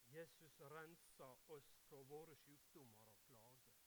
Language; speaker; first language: Norwegian; native; Norwegian